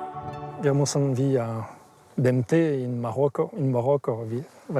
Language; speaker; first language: German; non-native, learner; French